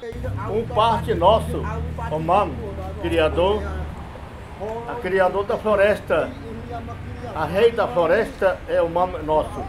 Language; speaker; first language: Portuguese; non-native, local second language; Yanomámi